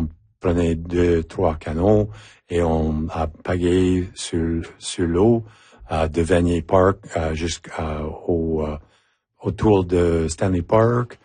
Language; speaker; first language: French; non-native, local second language; English